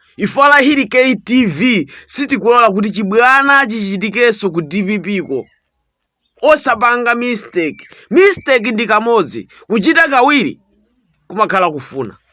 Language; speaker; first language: Nyanja; native; Nyanja